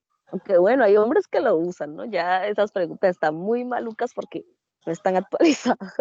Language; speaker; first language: Spanish; native; Spanish